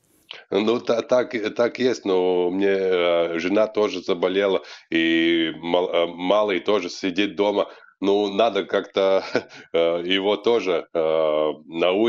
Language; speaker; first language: Russian; non-native, local second language; Latvian